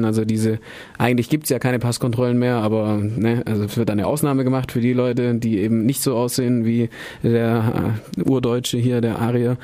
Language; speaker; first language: German; native; German